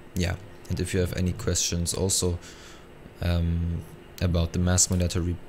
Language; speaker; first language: English; non-native, fluent; German